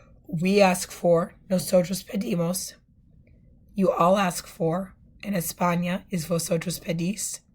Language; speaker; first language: Spanish; non-native, fluent; English